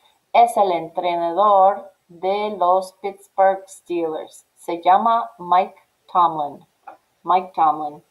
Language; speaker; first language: Spanish; non-native, fluent; English